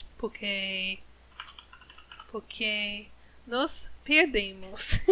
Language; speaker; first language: Portuguese; non-native, learner; English